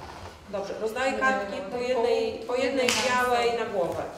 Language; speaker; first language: Polish; native; Polish